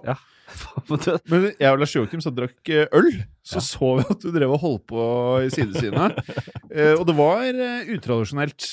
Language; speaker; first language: Norwegian; native; Norwegian